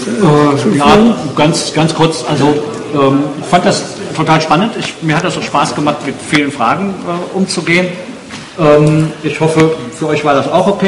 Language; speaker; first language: German; native; German